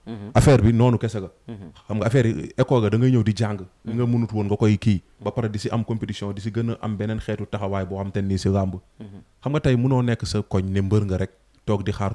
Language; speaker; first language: Wolof; non-native, local second language; Serer